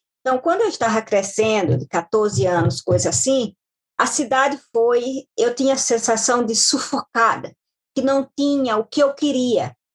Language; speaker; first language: Portuguese; native; Portuguese